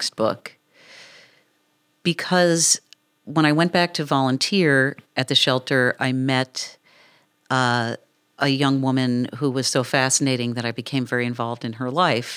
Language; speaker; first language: English; native; English